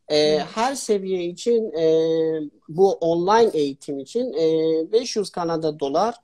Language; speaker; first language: Turkish; non-native, fluent; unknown